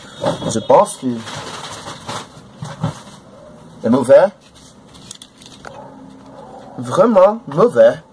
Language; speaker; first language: French; non-native, learner; Portuguese